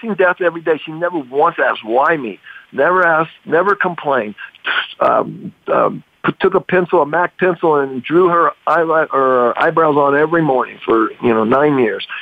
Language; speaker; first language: English; native; English